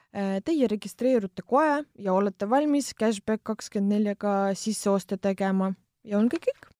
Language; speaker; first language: Estonian; non-native, local second language; Russian